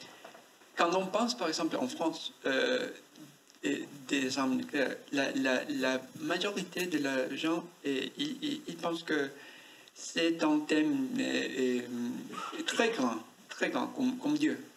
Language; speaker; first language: French; non-native, learner; Spanish